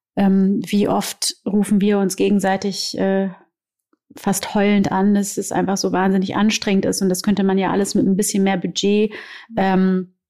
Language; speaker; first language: German; native; German